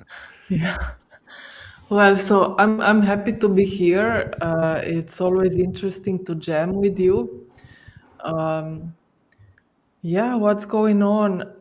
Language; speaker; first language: English; non-native, fluent; Slovenian